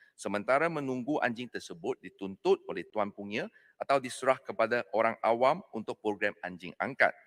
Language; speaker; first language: Malay; non-native, local second language; Chinese